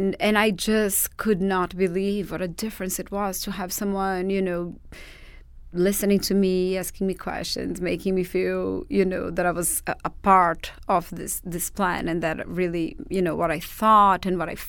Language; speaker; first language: English; non-native, fluent; Portuguese